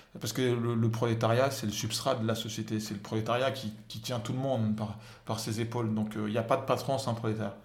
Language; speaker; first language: French; non-native, local second language; Wolof